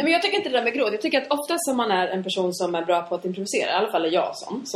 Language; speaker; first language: Swedish; native; Swedish